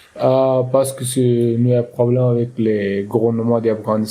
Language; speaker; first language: French; non-native, learner; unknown